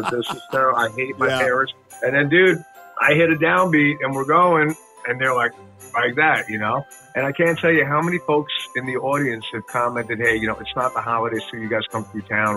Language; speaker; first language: English; native; English